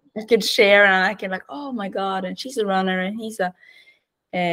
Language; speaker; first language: English; non-native, fluent; Norwegian